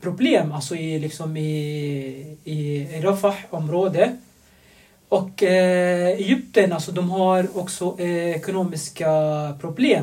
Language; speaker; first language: Swedish; non-native, fluent; Arabic